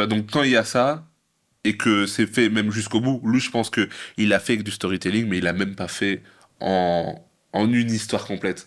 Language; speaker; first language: French; native; French